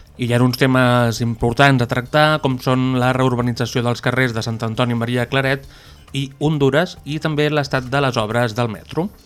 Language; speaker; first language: Catalan; native; Catalan